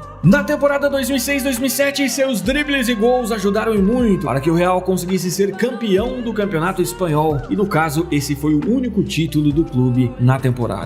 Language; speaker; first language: Portuguese; native; Portuguese